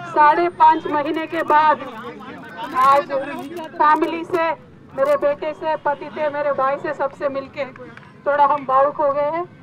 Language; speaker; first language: Hindi; non-native, local second language; Telugu